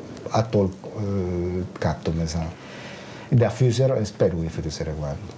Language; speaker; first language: Hungarian; non-native, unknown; Spanish